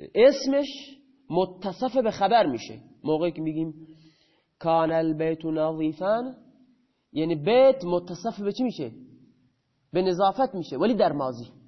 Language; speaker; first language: Persian; non-native, local second language; Baluchi